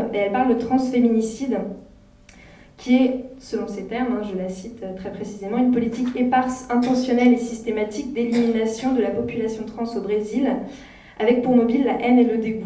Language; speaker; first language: French; native; French